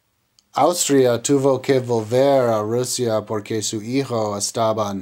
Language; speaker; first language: Spanish; non-native, learner; English